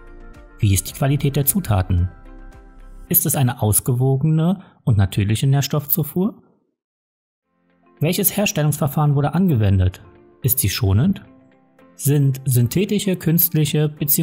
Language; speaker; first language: German; native; German